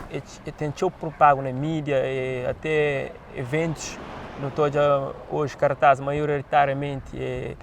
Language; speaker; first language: Portuguese; non-native, local second language; Kabuverdianu